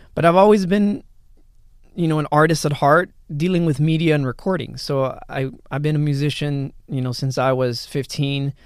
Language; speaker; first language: English; early bilingual, other home language; Spanish